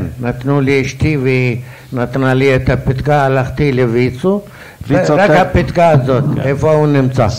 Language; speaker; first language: Hebrew; non-native, fluent; Arabic